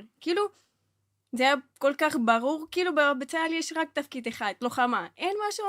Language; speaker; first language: Hebrew; non-native, fluent; Russian